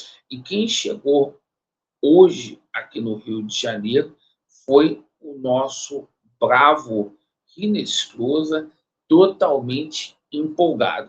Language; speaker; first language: Portuguese; native; Portuguese